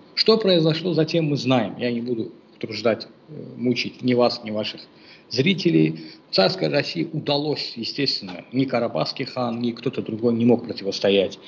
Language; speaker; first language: Russian; non-native, local second language; Azerbaijani